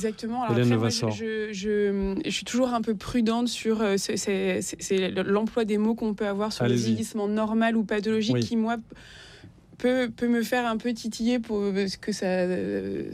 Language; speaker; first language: French; native; French